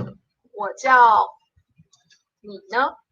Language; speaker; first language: Chinese; non-native, learner; Polish